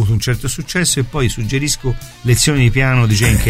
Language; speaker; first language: Italian; native; Italian